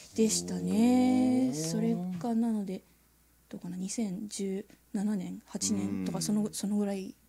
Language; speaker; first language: Japanese; native; Japanese